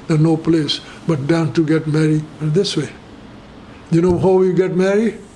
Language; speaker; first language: English; non-native, fluent; Punjabi